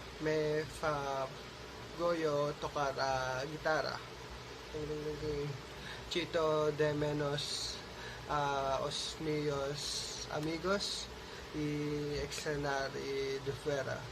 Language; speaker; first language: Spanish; non-native, learner; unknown